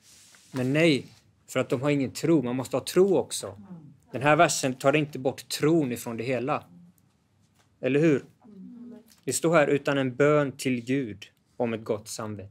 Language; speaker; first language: Swedish; native; Swedish